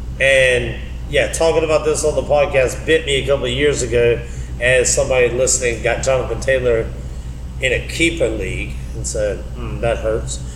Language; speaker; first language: English; native; English